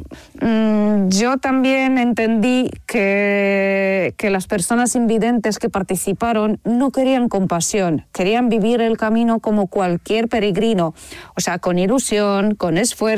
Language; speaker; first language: Spanish; non-native, fluent; Polish